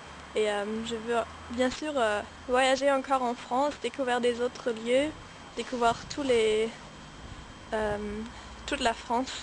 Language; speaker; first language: French; non-native, fluent; German